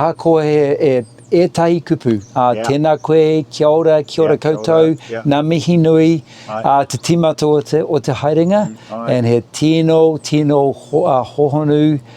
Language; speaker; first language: Māori; non-native, local second language; English